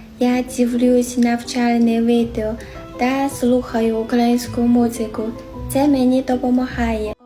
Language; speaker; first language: Ukrainian; non-native, learner; Chinese